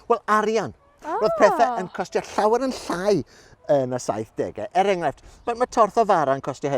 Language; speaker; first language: Welsh; native; Welsh